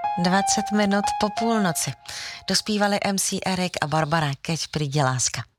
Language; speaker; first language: Czech; non-native, fluent; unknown